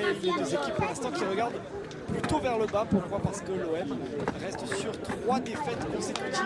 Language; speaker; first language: French; native; French